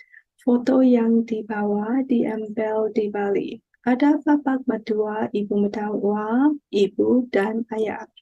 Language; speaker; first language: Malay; non-native, learner; Burmese